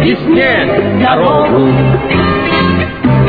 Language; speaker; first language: Russian; native; Russian